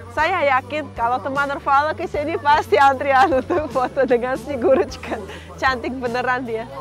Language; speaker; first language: Indonesian; non-native, fluent; Russian